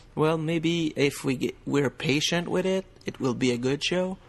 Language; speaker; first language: English; non-native, fluent; French